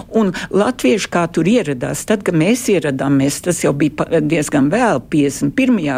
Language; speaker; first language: Latvian; early bilingual, heritage; Latvian